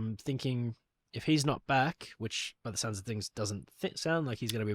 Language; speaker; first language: English; native; English